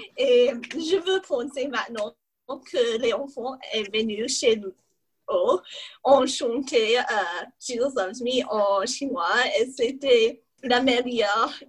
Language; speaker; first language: French; non-native, learner; English